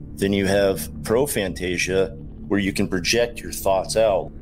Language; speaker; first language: English; native; English